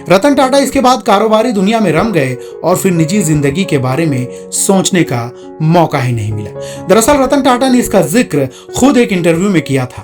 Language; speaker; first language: Hindi; native; Hindi